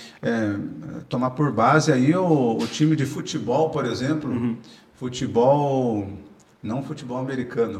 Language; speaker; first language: Portuguese; native; Portuguese